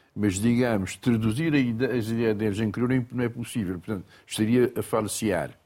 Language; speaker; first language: Portuguese; non-native, local second language; Kabuverdianu